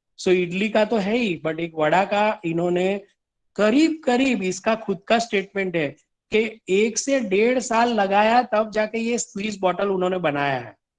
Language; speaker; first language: Hindi; non-native, local second language; Gujarati